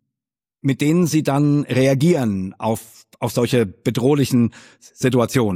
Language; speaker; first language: German; native; German